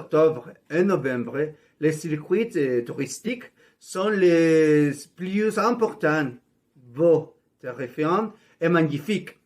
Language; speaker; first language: French; non-native, learner; Spanish